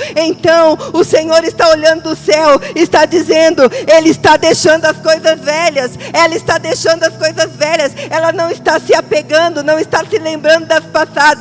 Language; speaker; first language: Portuguese; native; Portuguese